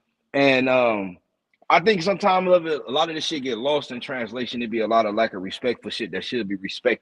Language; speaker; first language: English; native; English